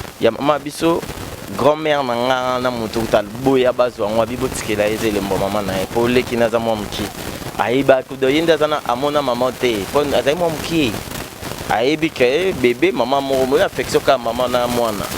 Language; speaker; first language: Lingala; native; Lingala